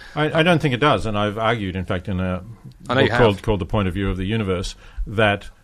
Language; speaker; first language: English; native; English